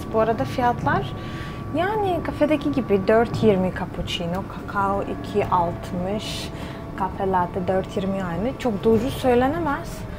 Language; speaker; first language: Turkish; non-native, fluent; Russian